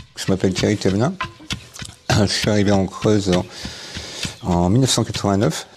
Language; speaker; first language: French; native; French